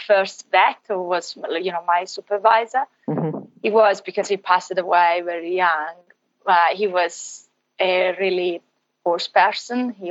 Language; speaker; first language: English; non-native, fluent; Italian